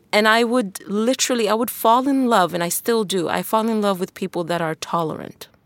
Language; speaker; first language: English; non-native, fluent; Wolof